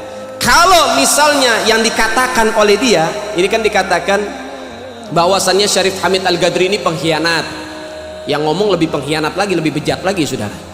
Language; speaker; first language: Indonesian; native; Indonesian